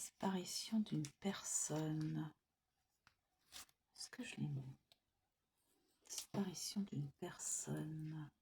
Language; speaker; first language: French; native; French